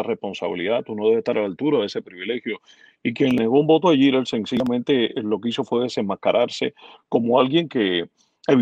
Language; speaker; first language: Spanish; native; Spanish